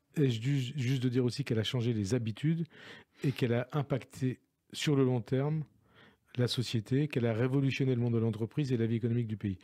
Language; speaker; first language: French; native; French